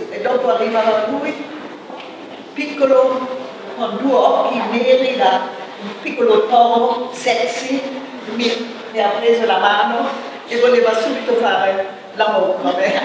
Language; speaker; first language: Italian; non-native, fluent; German